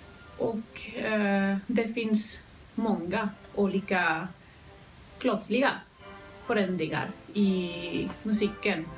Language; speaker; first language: Swedish; non-native, fluent; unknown